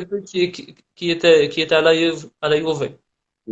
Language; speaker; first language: French; non-native, local second language; Arabic